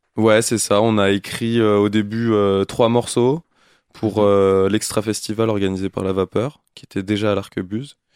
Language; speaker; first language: French; native; French